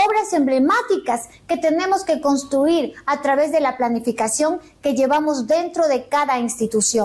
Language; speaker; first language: Spanish; native; Spanish